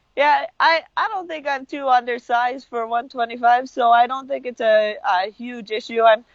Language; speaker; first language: English; early bilingual, other home language; Lithuanian